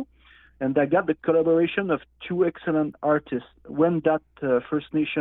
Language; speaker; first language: English; non-native, learner; Innu-aimun